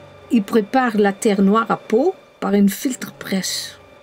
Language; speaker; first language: French; non-native, fluent; Dutch